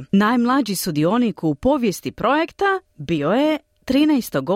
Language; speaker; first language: Serbian; native; Serbian